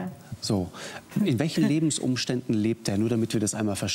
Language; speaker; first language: German; native; German